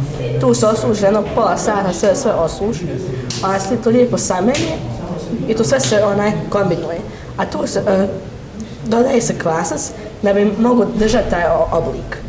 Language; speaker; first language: Bosnian; native; Bosnian